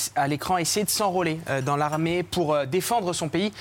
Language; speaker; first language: French; non-native, fluent; English